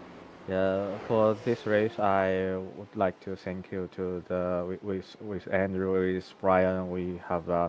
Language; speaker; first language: English; non-native, learner; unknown